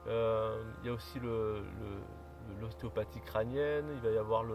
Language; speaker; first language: French; native; French